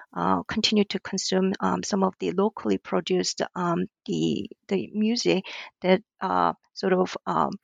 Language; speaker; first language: English; non-native, fluent; Korean